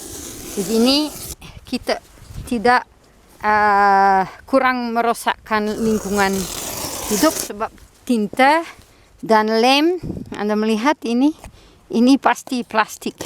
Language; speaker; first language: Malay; non-native, fluent; Dutch